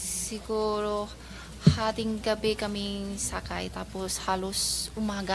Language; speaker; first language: Filipino; non-native, learner; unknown